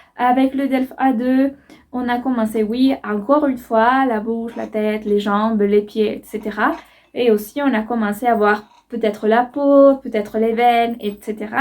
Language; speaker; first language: French; non-native, fluent; Spanish